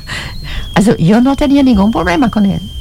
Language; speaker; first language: Spanish; non-native, learner; German